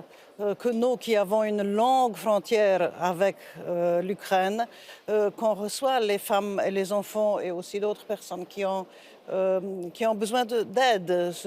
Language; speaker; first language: French; non-native, fluent; Polish